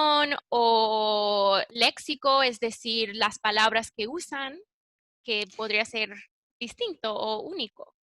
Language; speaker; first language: Spanish; early bilingual, heritage; English